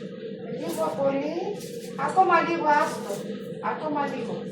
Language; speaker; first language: Greek; non-native, fluent; Armenian